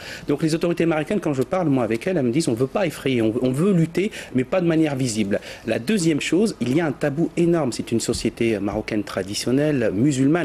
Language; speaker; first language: French; native; French